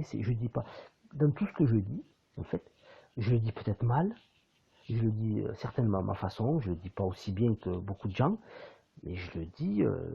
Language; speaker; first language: French; native; French